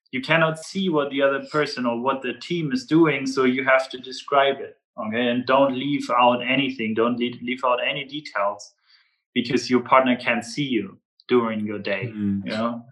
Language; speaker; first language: English; non-native, fluent; German